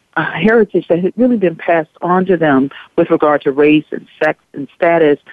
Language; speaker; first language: English; native; English